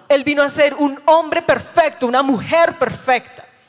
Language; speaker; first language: Spanish; native; Spanish